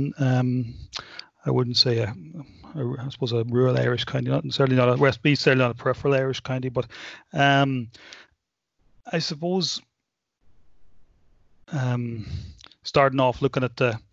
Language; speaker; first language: English; native; English